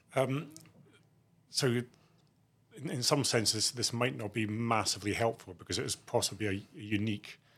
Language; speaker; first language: English; native; English